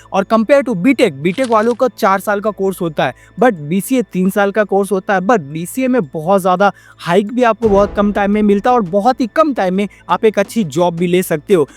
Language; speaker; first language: Hindi; native; Hindi